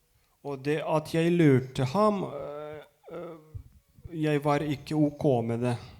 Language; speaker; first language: Norwegian; non-native, fluent; Lithuanian